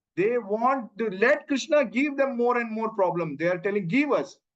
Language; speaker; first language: English; non-native, local second language; Malayalam